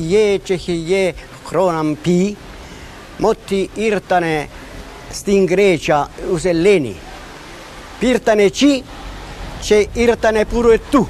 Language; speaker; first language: Greek; early bilingual, heritage; Greek